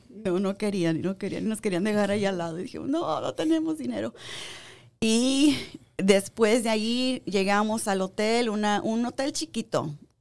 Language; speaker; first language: Spanish; early bilingual, heritage; Spanish